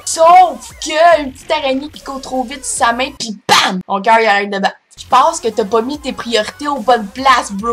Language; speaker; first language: French; native; French